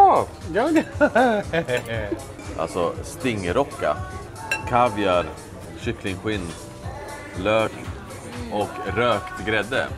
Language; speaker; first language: Swedish; native; Swedish